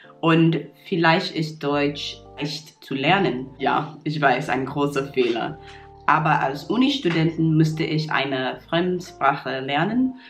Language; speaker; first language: German; non-native, fluent; English